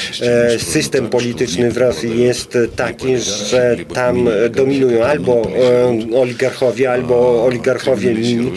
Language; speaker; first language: Polish; non-native, fluent; Russian